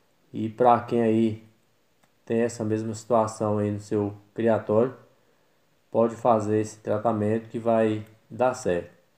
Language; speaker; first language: Portuguese; native; Portuguese